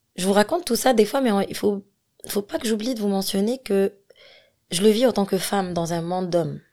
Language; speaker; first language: French; non-native, local second language; Arabic